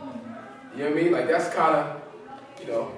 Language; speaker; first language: English; native; English